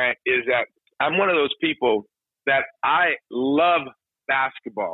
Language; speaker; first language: English; native; English